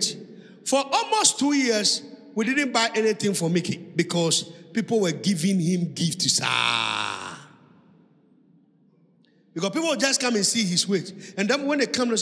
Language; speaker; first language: English; non-native, local second language; Ga